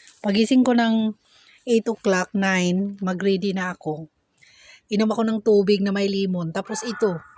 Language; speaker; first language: Filipino; non-native, local second language; Cebuano